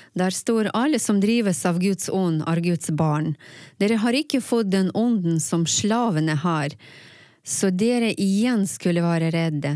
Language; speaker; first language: Norwegian; non-native, fluent; Ukrainian